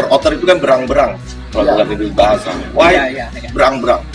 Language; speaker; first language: Indonesian; native; Indonesian